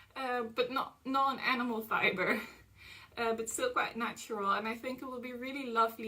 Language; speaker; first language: English; non-native, fluent; Dutch